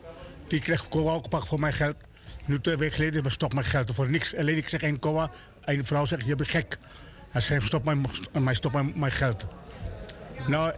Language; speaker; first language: Dutch; non-native, learner; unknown